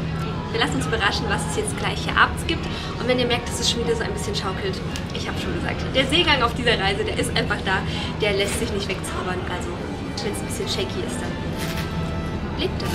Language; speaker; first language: German; native; German